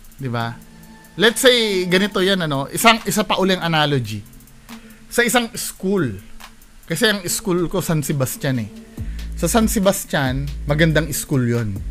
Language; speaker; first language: Filipino; native; Filipino